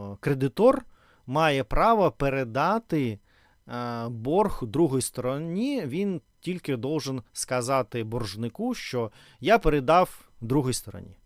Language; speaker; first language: Ukrainian; non-native, learner; Russian